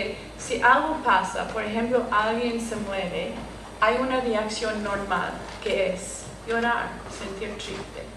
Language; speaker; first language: Spanish; non-native, fluent; English